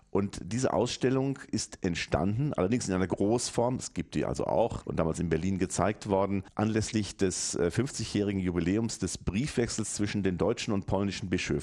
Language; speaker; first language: German; native; German